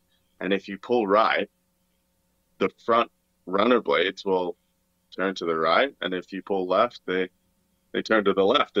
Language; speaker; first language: English; native; English